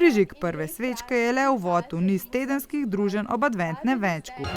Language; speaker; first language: Slovenian; native; Slovenian